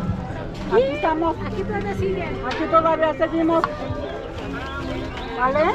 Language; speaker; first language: Spanish; native; Spanish